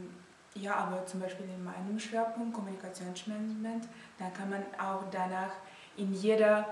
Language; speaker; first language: German; non-native, fluent; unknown